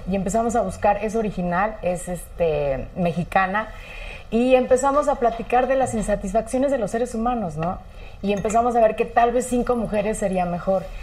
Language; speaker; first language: Spanish; native; Spanish